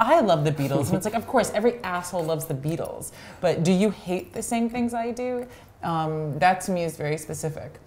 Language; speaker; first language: English; native; English